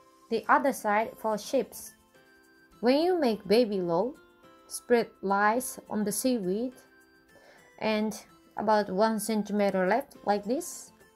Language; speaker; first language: English; non-native, learner; Japanese